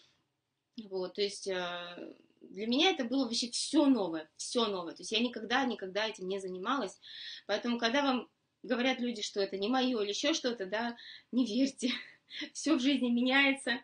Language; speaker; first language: Russian; native; Russian